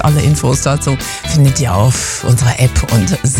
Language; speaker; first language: German; native; German